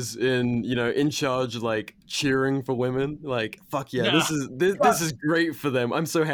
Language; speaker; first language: English; native; English